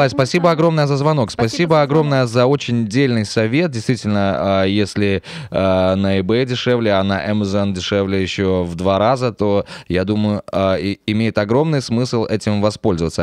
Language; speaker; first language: Russian; native; Russian